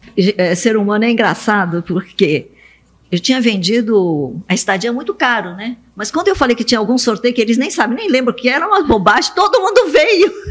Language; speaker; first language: Portuguese; early bilingual, other home language; Japanese